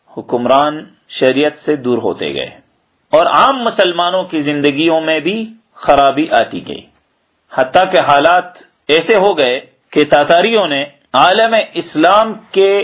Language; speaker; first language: Urdu; native; Urdu